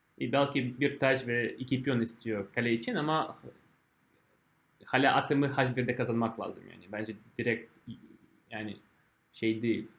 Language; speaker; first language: Turkish; non-native, fluent; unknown